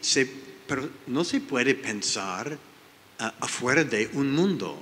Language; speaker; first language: Spanish; non-native, learner; English